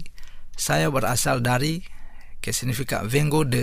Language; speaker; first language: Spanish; non-native, fluent; Indonesian